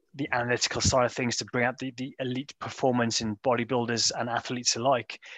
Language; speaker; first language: English; native; English